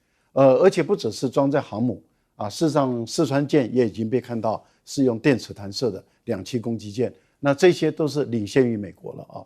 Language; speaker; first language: Chinese; native; Chinese